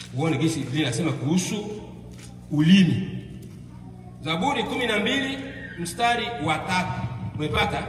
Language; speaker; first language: Swahili; non-native, local second language; Bembe